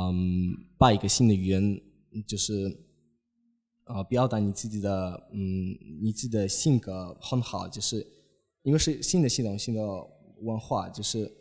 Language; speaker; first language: Chinese; non-native, fluent; Polish